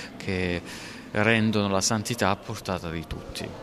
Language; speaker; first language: Italian; native; Italian